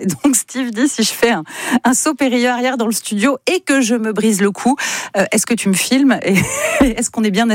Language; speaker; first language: French; native; French